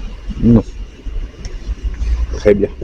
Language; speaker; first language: French; native; French